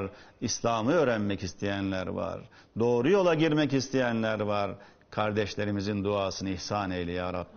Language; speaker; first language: Turkish; native; Turkish